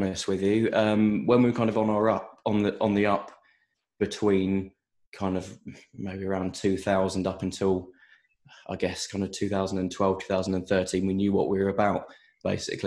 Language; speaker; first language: English; native; English